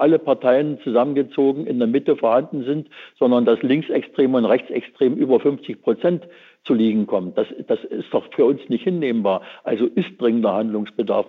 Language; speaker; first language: German; native; German